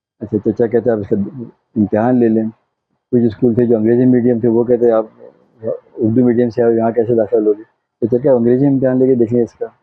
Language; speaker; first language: Urdu; non-native, local second language; Konkani